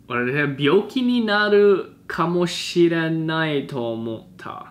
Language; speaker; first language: Japanese; non-native, learner; English